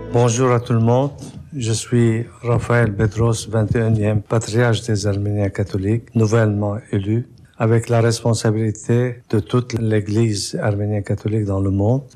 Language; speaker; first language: French; non-native, local second language; Armenian